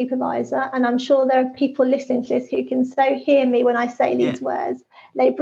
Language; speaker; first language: English; native; English